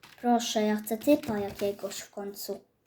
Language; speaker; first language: Polish; native; Polish